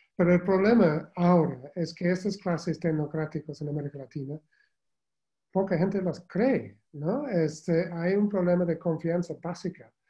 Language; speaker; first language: Spanish; non-native, fluent; English